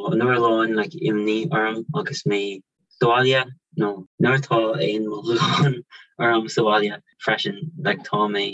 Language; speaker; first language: Irish; non-native, local second language; English